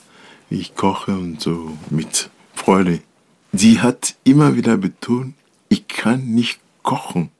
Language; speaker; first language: German; non-native, learner; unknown